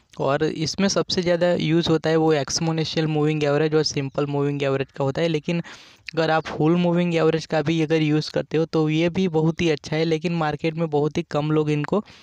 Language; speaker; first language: Hindi; non-native, local second language; Gujarati